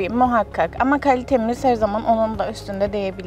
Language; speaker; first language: Turkish; native; Turkish